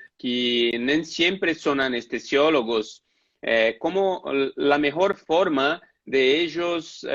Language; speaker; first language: Spanish; non-native, fluent; Portuguese